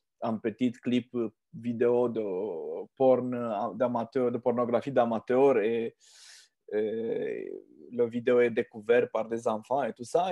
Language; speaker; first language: French; non-native, fluent; Romanian